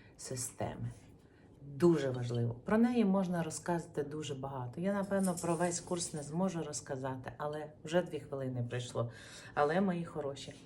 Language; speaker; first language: Ukrainian; native; Ukrainian